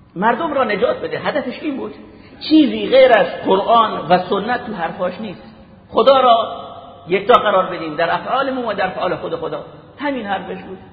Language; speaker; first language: Persian; native; Persian